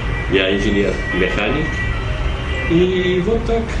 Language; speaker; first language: Russian; non-native, learner; Bangla